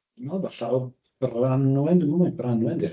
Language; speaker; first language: Welsh; native; Welsh